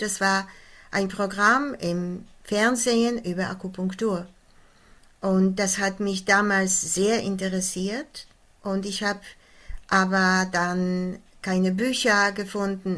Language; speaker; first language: German; non-native, fluent; Polish